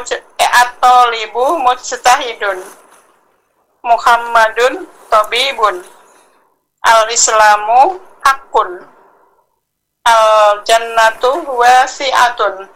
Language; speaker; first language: Arabic; non-native, learner; Indonesian